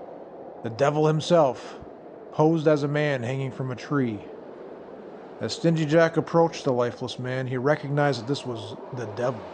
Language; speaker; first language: English; native; English